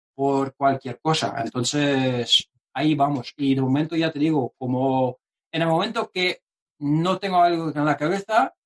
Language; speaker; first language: Spanish; non-native, fluent; Dutch